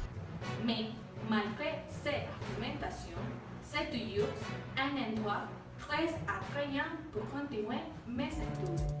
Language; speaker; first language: French; non-native, learner; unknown